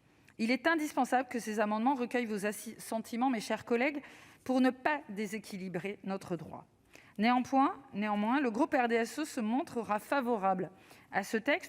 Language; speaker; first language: French; native; French